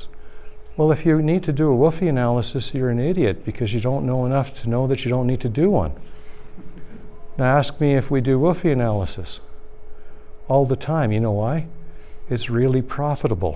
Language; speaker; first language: English; native; English